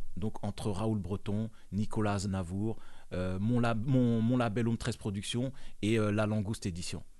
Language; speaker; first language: French; non-native, local second language; Bambara